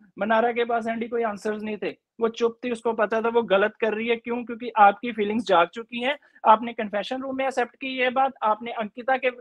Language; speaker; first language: Hindi; native; Hindi